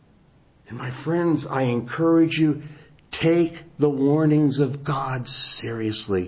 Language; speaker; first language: English; native; English